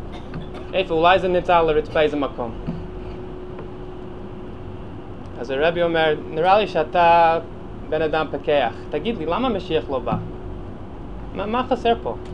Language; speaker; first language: Hebrew; non-native, fluent; English